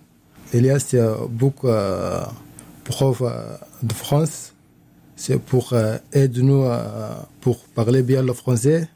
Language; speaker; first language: French; non-native, learner; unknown